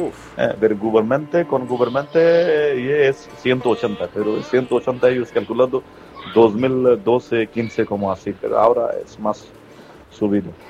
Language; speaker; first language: Spanish; non-native, learner; Bangla